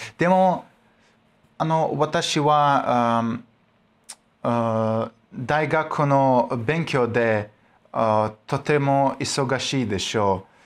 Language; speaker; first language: Japanese; non-native, learner; Russian